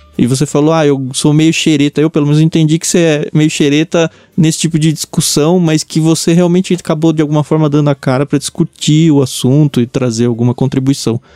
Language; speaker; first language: Portuguese; native; Portuguese